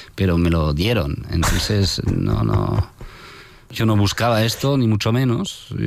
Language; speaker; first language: Spanish; non-native, fluent; French